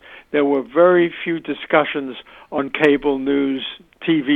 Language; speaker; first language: English; native; English